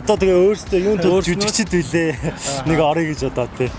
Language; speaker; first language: Mongolian; native; Mongolian